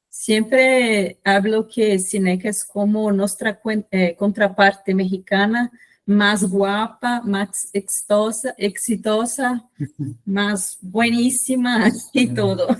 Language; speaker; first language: Spanish; non-native, fluent; Portuguese